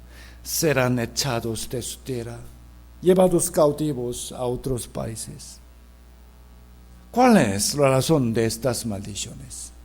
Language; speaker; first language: Spanish; non-native, fluent; Korean